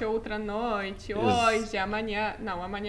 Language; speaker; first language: Portuguese; non-native, fluent; Polish